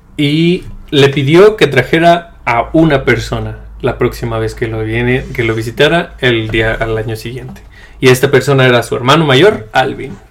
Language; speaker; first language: Spanish; early bilingual, heritage; Spanish